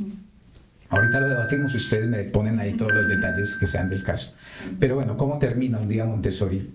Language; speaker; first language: Spanish; native; Spanish